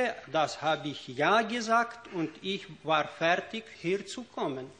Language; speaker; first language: German; non-native, fluent; Ukrainian